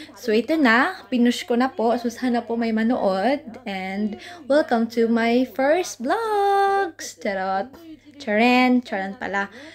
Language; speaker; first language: Filipino; non-native, local second language; Cebuano